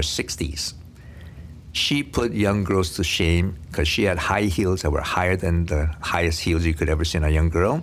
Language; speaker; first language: English; early bilingual, other home language; Korean